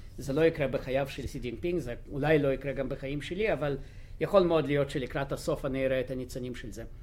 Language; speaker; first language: Hebrew; non-native, fluent; Russian